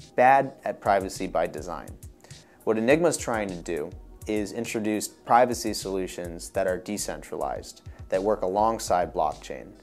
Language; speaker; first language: English; native; English